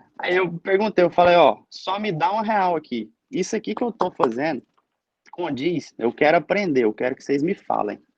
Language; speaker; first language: Portuguese; native; Portuguese